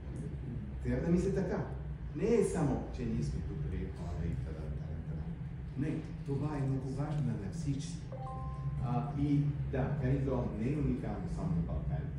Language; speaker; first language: Bulgarian; early bilingual, heritage; English